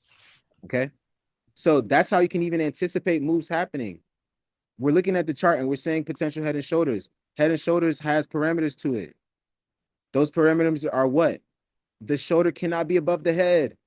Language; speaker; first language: English; native; English